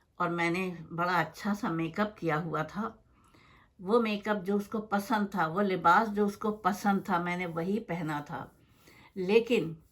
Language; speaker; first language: Urdu; native; Urdu